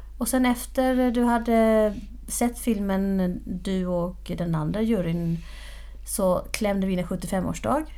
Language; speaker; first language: Swedish; native; Swedish